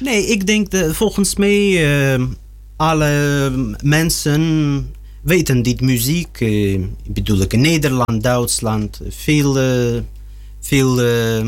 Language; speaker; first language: Dutch; non-native, learner; Russian